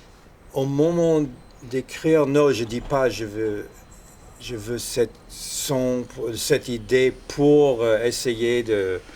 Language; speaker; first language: French; non-native, fluent; English